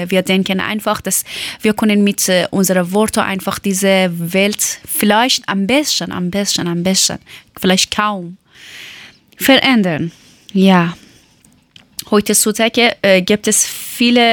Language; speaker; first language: German; non-native, learner; Persian